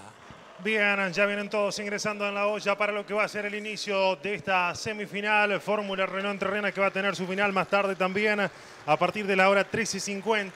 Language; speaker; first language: Spanish; native; Spanish